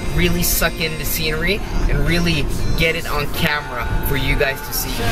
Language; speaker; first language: English; non-native, fluent; Norwegian